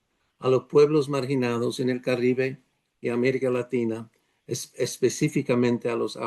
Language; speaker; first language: Spanish; non-native, fluent; Dutch